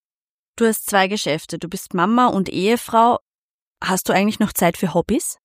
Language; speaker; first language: German; native; German